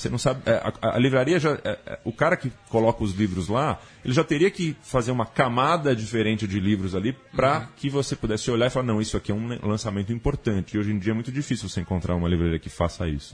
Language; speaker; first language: Portuguese; native; Portuguese